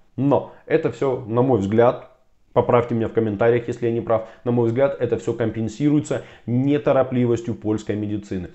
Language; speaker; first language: Russian; native; Russian